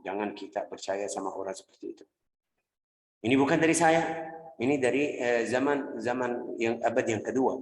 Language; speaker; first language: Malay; non-native, fluent; Arabic